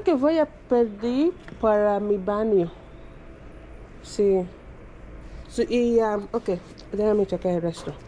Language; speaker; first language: Spanish; non-native, learner; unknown